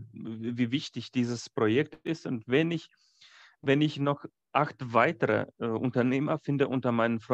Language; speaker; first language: German; non-native, fluent; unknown